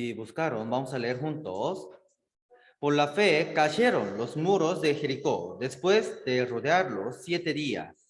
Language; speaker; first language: Spanish; native; Spanish